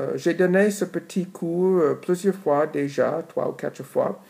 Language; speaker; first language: French; non-native, fluent; English